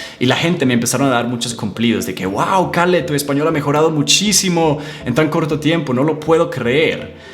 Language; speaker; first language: Spanish; non-native, fluent; English